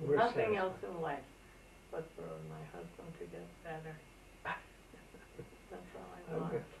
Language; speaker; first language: English; early bilingual, other home language; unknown